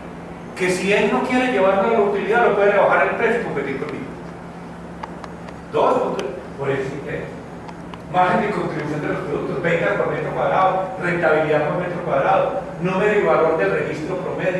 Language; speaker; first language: Spanish; native; Spanish